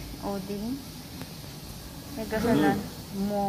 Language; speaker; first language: Korean; non-native, learner; Filipino